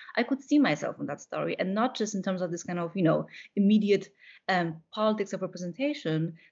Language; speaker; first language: English; non-native, fluent; Polish